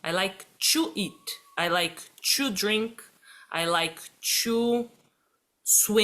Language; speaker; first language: English; non-native, fluent; Portuguese